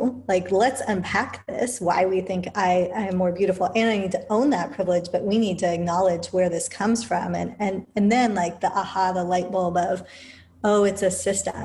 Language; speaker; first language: English; native; English